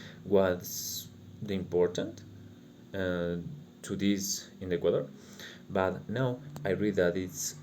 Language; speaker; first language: English; non-native, learner; Spanish